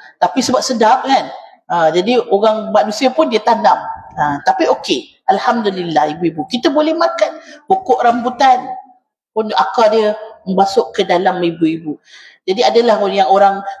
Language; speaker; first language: Malay; native; Malay